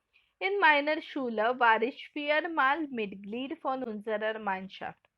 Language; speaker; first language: German; non-native, fluent; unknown